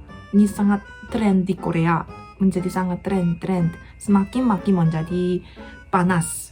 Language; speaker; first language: Indonesian; non-native, fluent; Korean